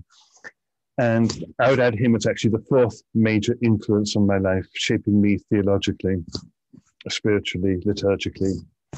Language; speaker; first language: English; native; English